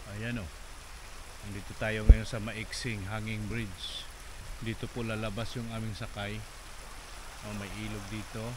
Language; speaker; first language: Filipino; non-native, local second language; Cebuano